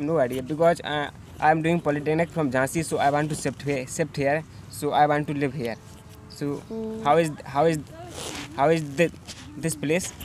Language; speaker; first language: English; non-native, learner; Hindi